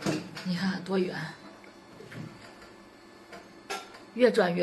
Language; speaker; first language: Chinese; native; Chinese